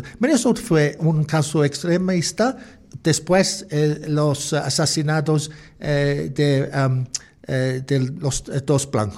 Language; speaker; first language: Spanish; non-native, learner; English